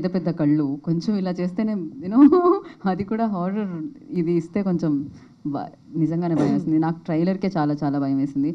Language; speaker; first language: Telugu; native; Telugu